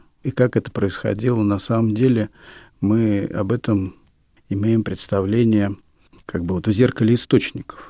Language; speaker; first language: Russian; native; Russian